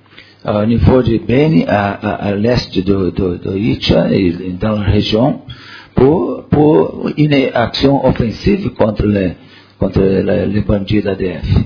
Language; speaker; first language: French; non-native, learner; Portuguese